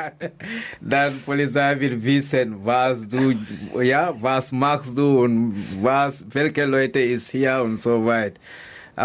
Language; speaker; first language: German; non-native, learner; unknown